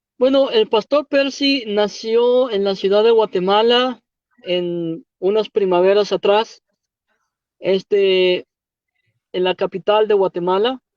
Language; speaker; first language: Spanish; native; Spanish